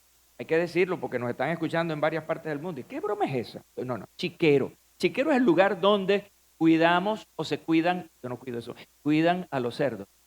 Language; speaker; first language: Spanish; native; Spanish